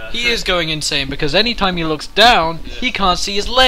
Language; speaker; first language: English; native; English